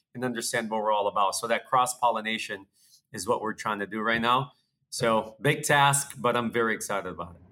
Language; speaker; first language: English; early bilingual, other home language; Portuguese